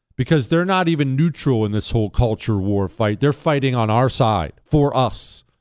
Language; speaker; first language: English; native; English